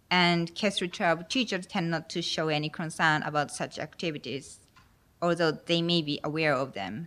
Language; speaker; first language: English; non-native, fluent; Japanese